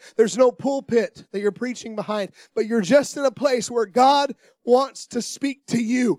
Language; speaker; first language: English; native; English